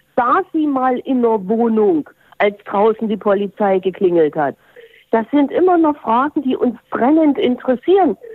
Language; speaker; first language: German; native; German